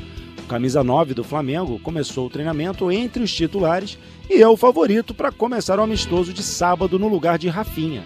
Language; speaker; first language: Portuguese; native; Portuguese